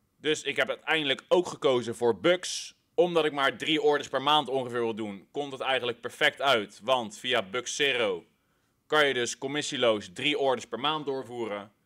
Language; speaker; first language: Dutch; native; Dutch